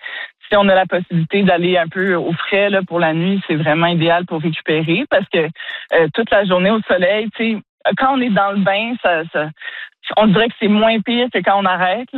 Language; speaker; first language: French; native; French